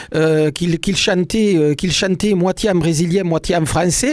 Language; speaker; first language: French; native; French